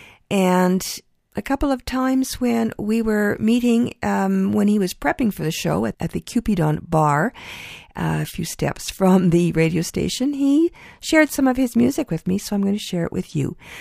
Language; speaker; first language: English; early bilingual, other home language; Ukrainian